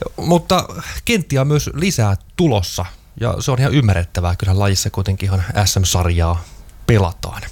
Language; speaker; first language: Finnish; native; Finnish